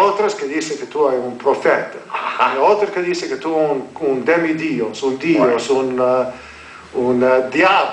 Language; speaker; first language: Spanish; non-native, learner; English